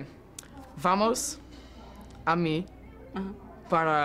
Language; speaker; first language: Spanish; non-native, learner; English